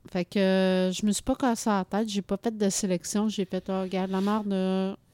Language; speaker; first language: French; native; French